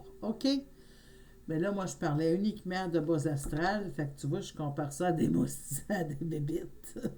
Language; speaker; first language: French; native; French